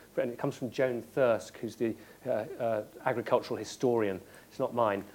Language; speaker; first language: English; native; English